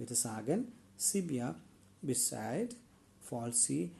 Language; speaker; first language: German; non-native, learner; Malayalam